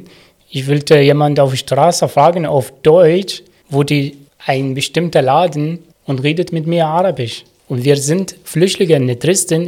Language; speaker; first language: German; non-native, learner; Arabic